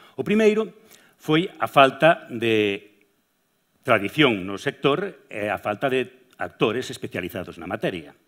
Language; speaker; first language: Galician; native; Galician